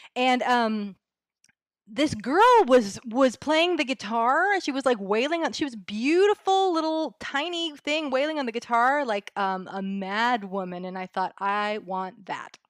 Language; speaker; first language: English; early bilingual, other home language; Spanish